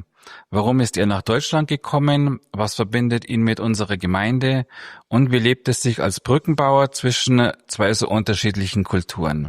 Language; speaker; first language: German; native; German